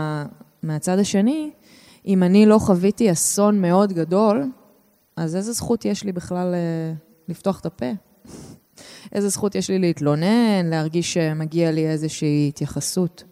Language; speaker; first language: Hebrew; native; Hebrew